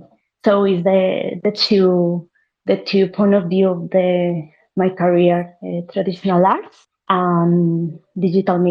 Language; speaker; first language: English; non-native, learner; Spanish